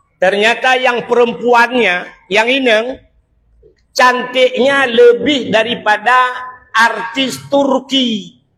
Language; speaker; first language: Malay; non-native, local second language; Achinese